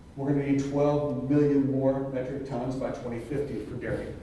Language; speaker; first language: English; native; English